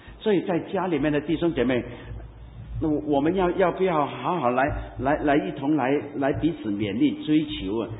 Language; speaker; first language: Chinese; non-native, local second language; Cantonese